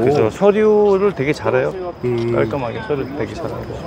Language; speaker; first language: Korean; native; Korean